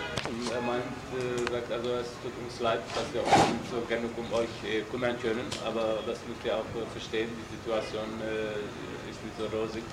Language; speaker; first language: German; non-native, learner; Turkish